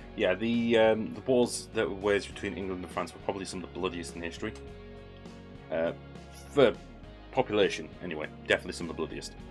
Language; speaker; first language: English; native; English